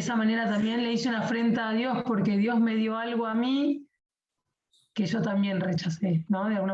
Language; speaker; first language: Spanish; native; Spanish